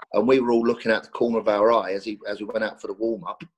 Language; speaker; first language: English; native; English